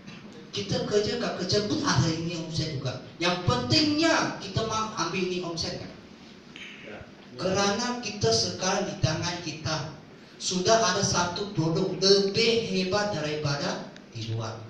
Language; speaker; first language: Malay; non-native, local second language; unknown